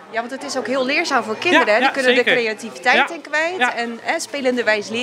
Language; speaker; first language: Dutch; native; Dutch